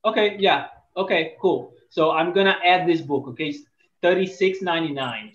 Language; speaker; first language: English; non-native, fluent; Portuguese